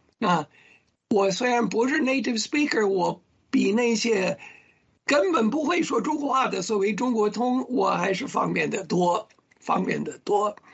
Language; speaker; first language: Chinese; non-native, fluent; English